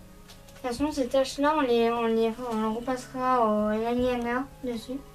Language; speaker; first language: French; native; French